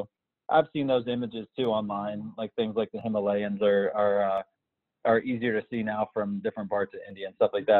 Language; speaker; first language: English; native; English